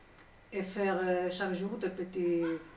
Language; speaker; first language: French; non-native, fluent; Spanish